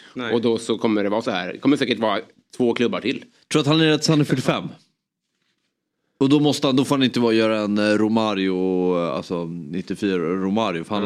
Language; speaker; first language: Swedish; native; Swedish